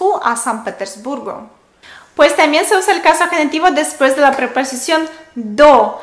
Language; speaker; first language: Spanish; non-native, fluent; Russian